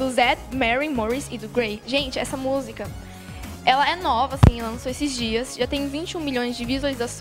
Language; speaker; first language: Portuguese; native; Portuguese